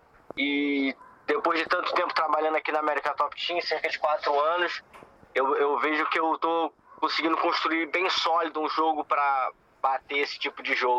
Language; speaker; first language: Portuguese; native; Portuguese